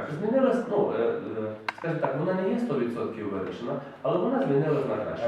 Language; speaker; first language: Ukrainian; native; Ukrainian